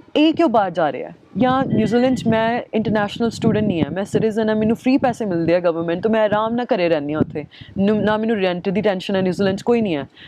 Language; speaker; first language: Punjabi; early bilingual, heritage; Punjabi